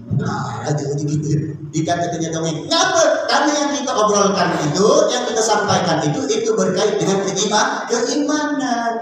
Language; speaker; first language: Malay; native; Malay